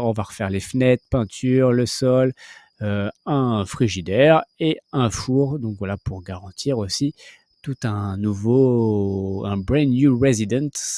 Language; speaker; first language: French; native; French